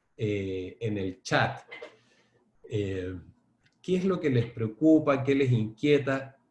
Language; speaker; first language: Spanish; native; Spanish